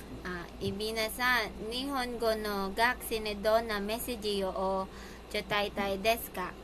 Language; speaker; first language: Japanese; non-native, learner; Filipino